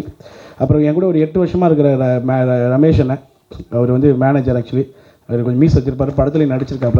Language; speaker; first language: Tamil; native; Tamil